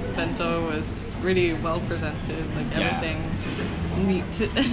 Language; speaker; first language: English; native; English